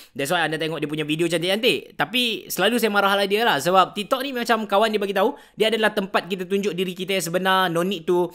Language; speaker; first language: Malay; native; Malay